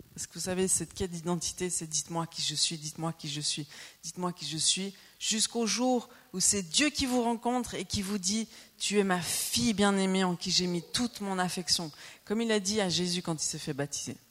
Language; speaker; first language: French; native; French